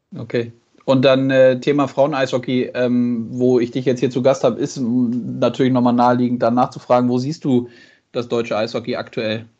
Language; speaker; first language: German; native; German